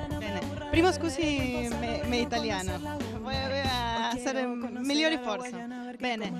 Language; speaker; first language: Italian; non-native, learner; Spanish